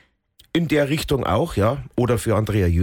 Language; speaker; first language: German; native; German